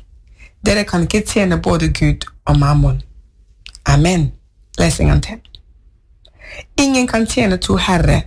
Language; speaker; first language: Norwegian; non-native, learner; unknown